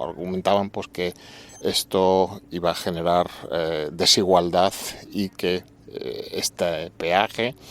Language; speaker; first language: Spanish; native; Spanish